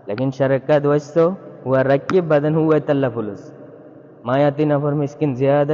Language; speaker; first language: Arabic; non-native, learner; Bangla